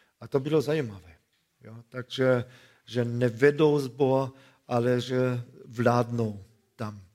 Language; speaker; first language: Czech; non-native, fluent; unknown